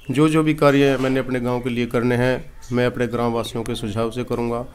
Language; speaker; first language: Hindi; native; Hindi